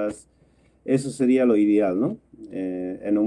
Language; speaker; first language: Spanish; non-native, fluent; Dutch